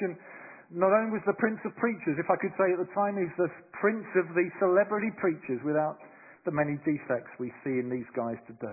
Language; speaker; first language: English; native; English